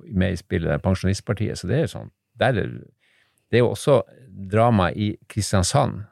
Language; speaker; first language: Norwegian; native; Norwegian